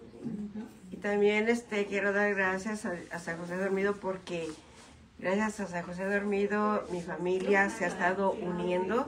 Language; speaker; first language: Spanish; native; Spanish